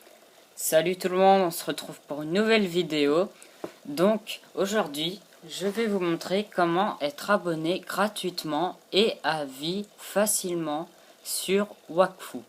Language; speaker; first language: French; native; French